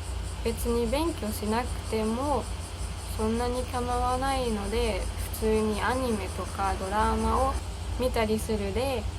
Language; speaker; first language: Japanese; non-native, learner; German